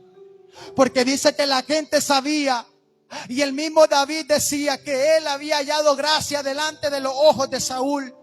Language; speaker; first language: Spanish; native; Spanish